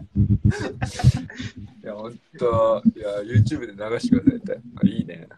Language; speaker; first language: Japanese; native; Japanese